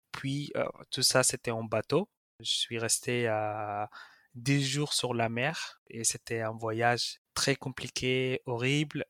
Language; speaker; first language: French; non-native, fluent; Arabic